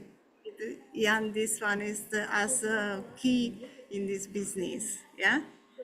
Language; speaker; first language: English; non-native, learner; Portuguese